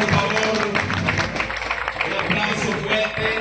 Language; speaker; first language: Spanish; non-native, fluent; Haitian Creole